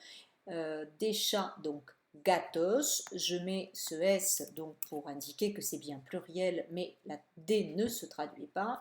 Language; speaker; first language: French; native; French